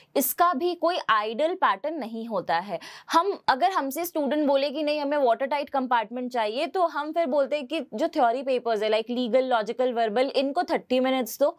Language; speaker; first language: Hindi; native; Hindi